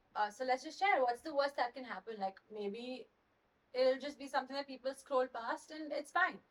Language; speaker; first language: English; non-native, local second language; Hindi